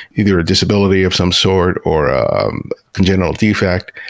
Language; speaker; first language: English; early bilingual, other home language; Spanish